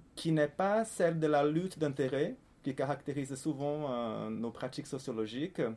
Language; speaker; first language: French; non-native, fluent; Portuguese